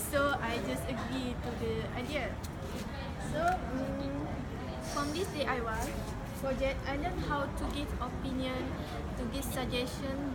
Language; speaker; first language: English; non-native, local second language; Malay